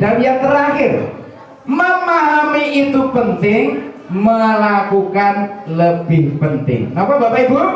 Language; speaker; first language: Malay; non-native, local second language; Javanese